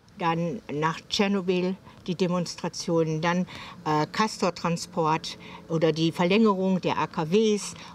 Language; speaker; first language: German; native; German